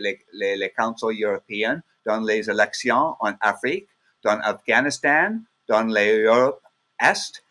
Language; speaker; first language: French; non-native, learner; English